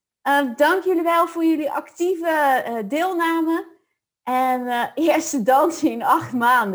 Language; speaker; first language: Dutch; native; Dutch